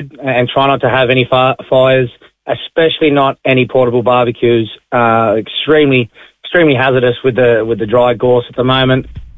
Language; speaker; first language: English; native; English